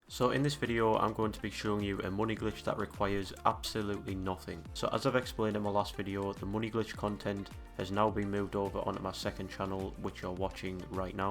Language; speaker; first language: English; native; English